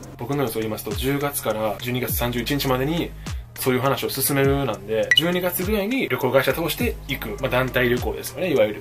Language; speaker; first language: Japanese; native; Japanese